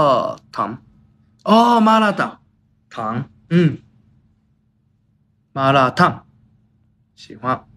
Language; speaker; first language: Chinese; non-native, learner; Japanese